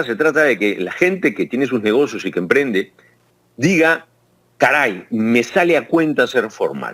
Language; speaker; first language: Spanish; native; Spanish